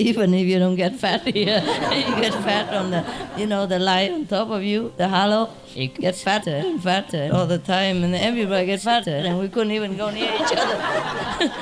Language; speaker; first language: English; non-native, fluent; Vietnamese